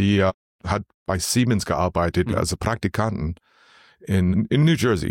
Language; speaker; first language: German; non-native, learner; English